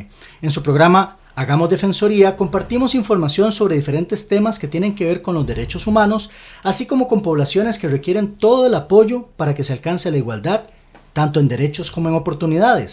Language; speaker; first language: Spanish; native; Spanish